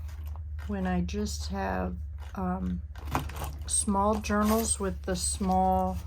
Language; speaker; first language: English; native; English